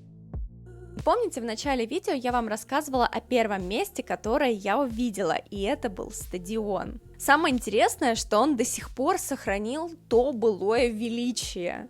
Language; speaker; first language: Russian; native; Russian